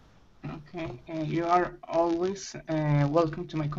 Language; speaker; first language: English; non-native, learner; Spanish